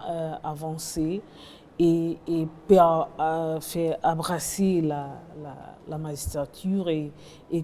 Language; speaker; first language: French; non-native, learner; Portuguese